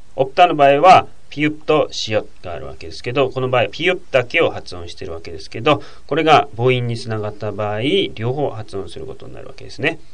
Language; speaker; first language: Japanese; native; Japanese